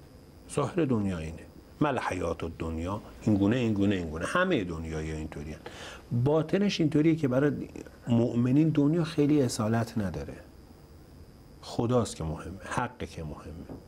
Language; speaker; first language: Persian; native; Persian